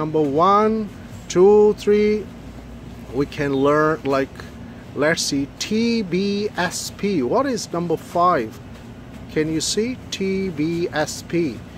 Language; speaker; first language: English; non-native, local second language; Punjabi